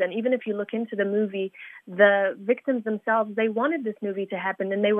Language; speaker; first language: English; native; English